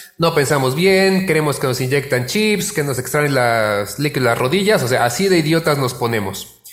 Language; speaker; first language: Spanish; native; Spanish